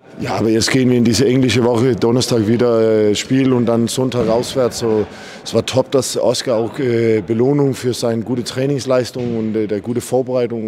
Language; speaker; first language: German; non-native, fluent; Danish